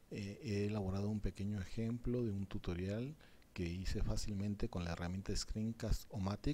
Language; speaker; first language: Spanish; native; Spanish